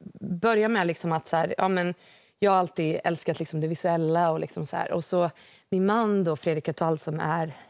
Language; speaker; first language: Swedish; native; Swedish